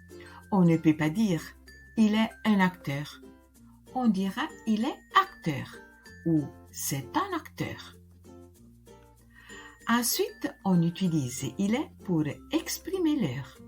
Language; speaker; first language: French; non-native, fluent; Italian